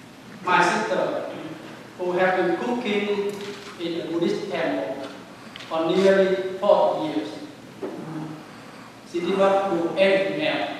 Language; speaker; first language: English; non-native, learner; Vietnamese